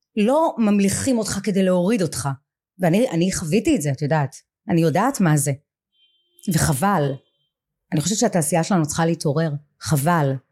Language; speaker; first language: Hebrew; native; Hebrew